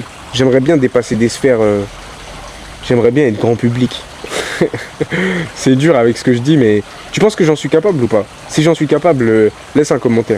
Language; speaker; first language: French; native; French